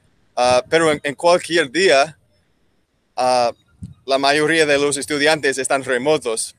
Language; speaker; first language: Spanish; non-native, learner; English